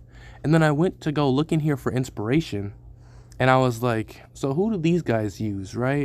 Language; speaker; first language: English; native; English